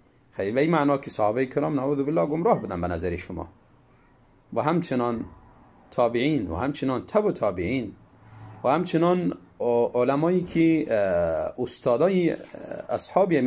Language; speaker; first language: Persian; native; Persian